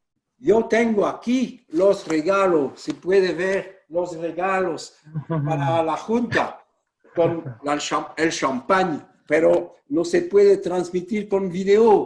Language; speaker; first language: Spanish; non-native, fluent; French